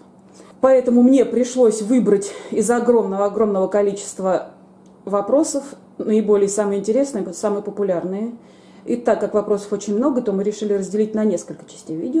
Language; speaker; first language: Russian; native; Russian